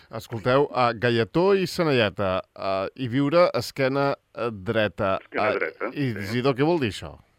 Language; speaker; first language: Catalan; native; Catalan